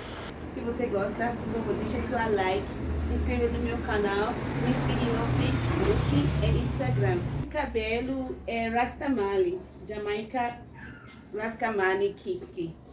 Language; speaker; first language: Portuguese; non-native, learner; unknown